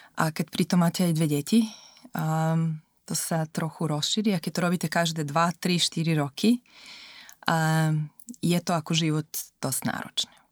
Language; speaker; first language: Slovak; non-native, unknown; Serbian